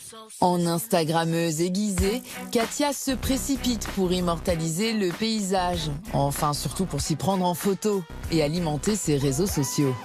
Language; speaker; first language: French; native; French